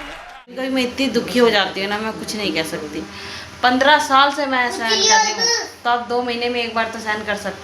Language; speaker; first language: Hindi; native; Hindi